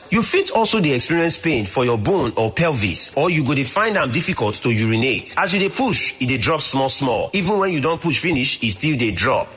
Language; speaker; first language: Nigerian Pidgin; native; Nigerian Pidgin